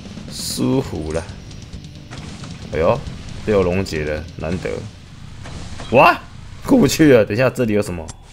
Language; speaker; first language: Chinese; native; Chinese